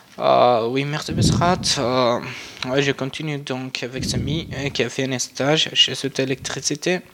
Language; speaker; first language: French; non-native, learner; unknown